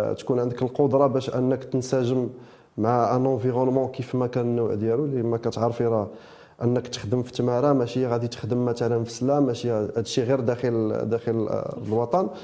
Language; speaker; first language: Arabic; native; Arabic